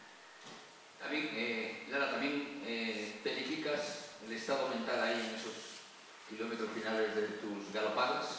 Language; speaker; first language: Spanish; native; Spanish